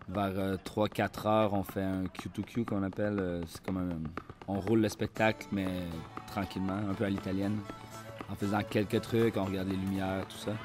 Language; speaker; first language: French; native; French